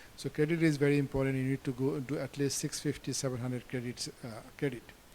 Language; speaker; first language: English; non-native, local second language; Bangla